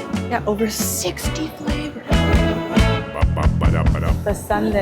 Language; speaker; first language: English; native; English